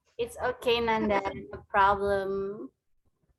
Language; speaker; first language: English; non-native, learner; Indonesian